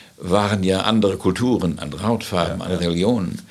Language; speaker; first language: German; native; German